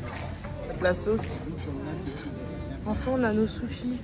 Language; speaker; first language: French; native; French